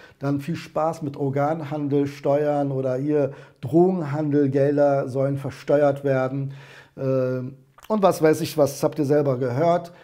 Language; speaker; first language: German; early bilingual, other home language; Turkish